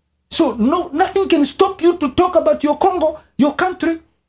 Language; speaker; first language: English; non-native, fluent; Lingala